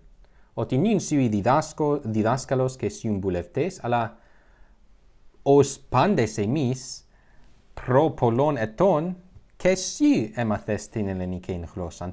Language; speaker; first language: Greek; non-native, learner; English